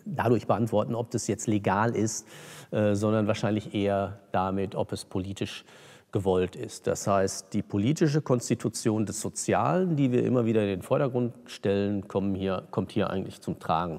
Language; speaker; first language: German; native; German